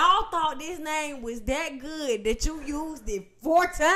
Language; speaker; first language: English; native; English